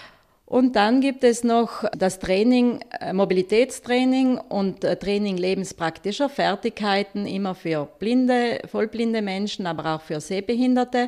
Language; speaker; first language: German; native; German